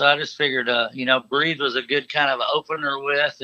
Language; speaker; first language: English; native; English